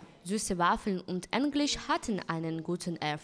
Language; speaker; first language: German; non-native, fluent; Ukrainian